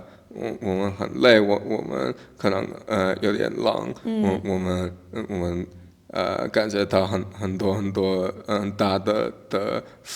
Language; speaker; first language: Chinese; non-native, learner; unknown